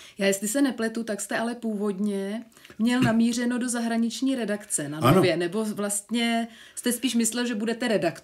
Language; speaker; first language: Czech; native; Czech